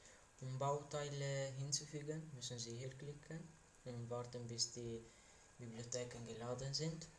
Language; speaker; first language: German; non-native, learner; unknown